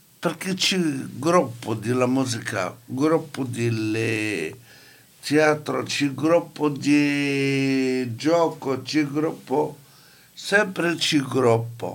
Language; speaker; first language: Italian; non-native, learner; Arabic